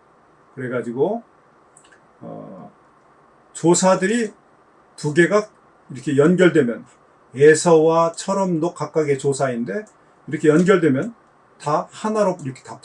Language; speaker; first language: Korean; native; Korean